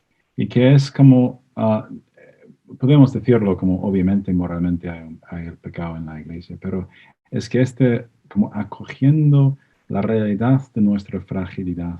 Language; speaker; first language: Spanish; non-native, fluent; English